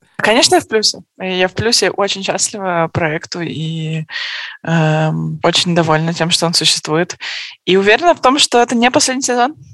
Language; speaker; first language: Russian; native; Russian